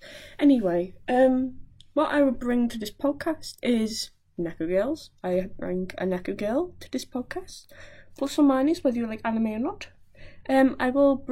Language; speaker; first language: English; native; English